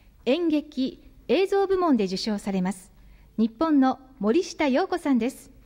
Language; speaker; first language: Japanese; native; Japanese